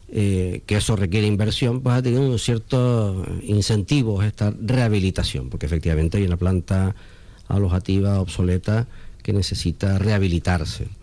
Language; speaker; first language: Spanish; native; Spanish